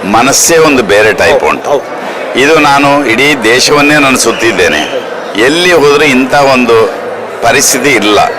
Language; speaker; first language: Kannada; native; Kannada